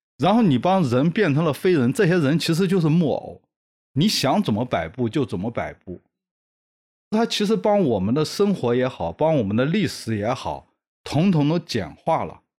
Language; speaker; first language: Chinese; native; Chinese